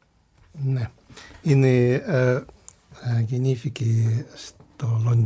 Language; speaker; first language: Greek; non-native, fluent; Russian